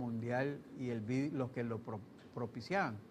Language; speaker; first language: Spanish; native; Spanish